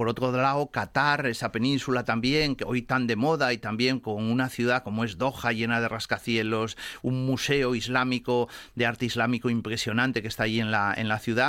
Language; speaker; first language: Spanish; native; Spanish